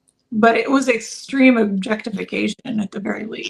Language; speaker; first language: English; native; English